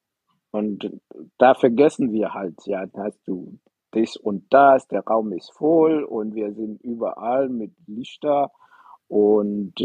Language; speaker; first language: German; non-native, fluent; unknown